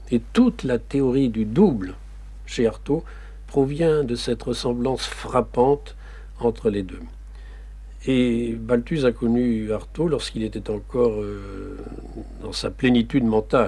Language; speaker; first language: French; native; French